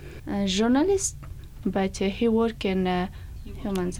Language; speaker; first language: English; non-native, learner; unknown